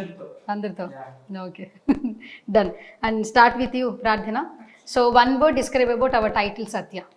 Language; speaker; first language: Telugu; native; Telugu